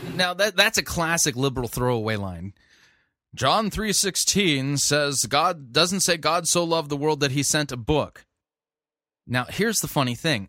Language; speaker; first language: English; native; English